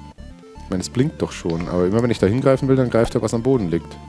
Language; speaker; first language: German; native; German